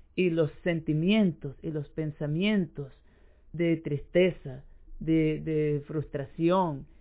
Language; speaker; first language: Spanish; native; Spanish